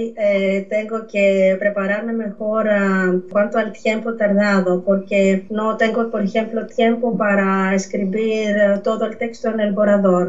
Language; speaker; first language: Spanish; non-native, fluent; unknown